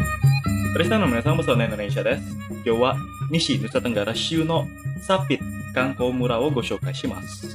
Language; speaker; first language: Japanese; non-native, fluent; Indonesian